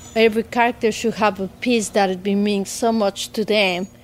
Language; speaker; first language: English; non-native, fluent; Spanish